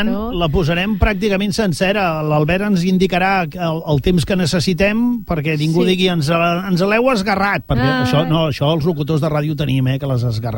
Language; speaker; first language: Catalan; native; Catalan